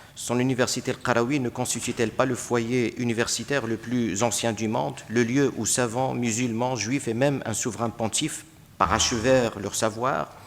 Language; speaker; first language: French; non-native, local second language; Arabic